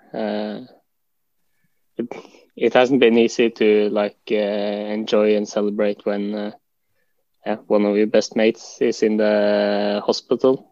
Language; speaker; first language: English; non-native, fluent; Norwegian